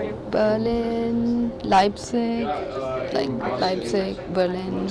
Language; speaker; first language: German; non-native, learner; English